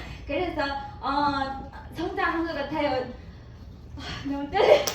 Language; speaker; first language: Korean; non-native, learner; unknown